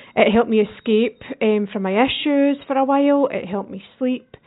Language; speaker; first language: English; native; English